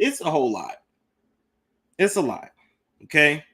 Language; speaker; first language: English; native; English